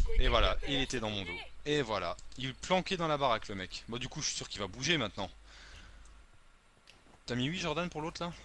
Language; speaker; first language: French; native; French